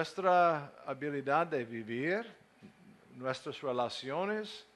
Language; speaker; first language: Spanish; non-native, learner; English